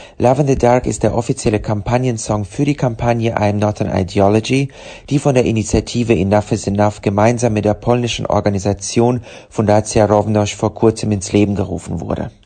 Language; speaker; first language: German; non-native, fluent; Russian